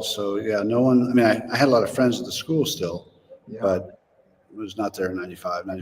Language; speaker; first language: English; native; English